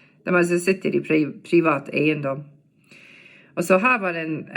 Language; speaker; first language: Norwegian; non-native, fluent; English